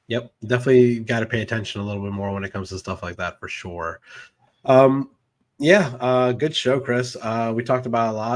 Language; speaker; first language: English; native; English